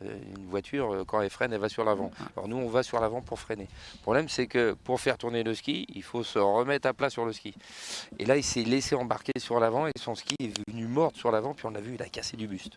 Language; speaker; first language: French; native; French